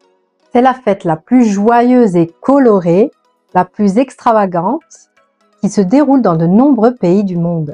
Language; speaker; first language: French; non-native, fluent; Italian